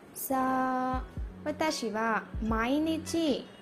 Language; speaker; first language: Japanese; non-native, learner; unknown